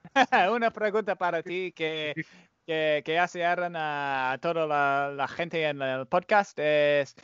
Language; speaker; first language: Spanish; non-native, fluent; English